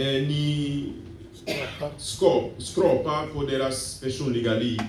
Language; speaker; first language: Swedish; non-native, fluent; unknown